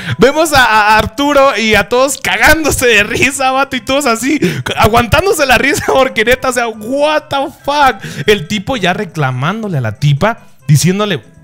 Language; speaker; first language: Spanish; early bilingual, other home language; Japanese